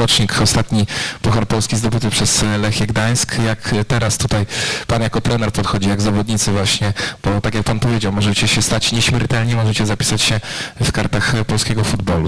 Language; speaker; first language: Polish; native; Polish